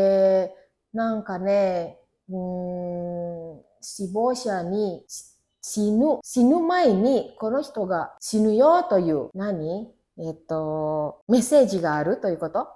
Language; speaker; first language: Japanese; non-native, fluent; Indonesian